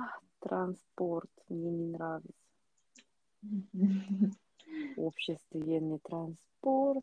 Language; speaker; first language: Russian; non-native, learner; Korean